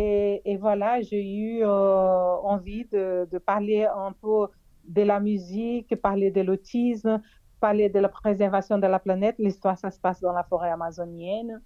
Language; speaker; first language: French; non-native, fluent; Portuguese